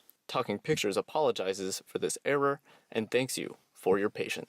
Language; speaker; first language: English; native; English